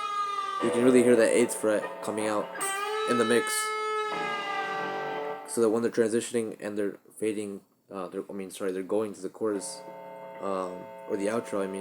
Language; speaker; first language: English; native; English